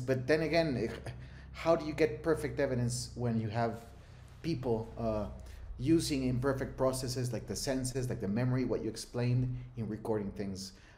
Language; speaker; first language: English; non-native, fluent; Spanish